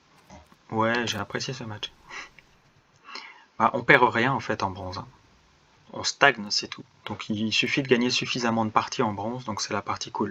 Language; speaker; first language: French; native; French